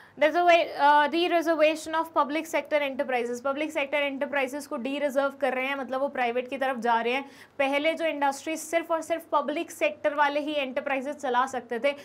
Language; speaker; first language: Hindi; native; Hindi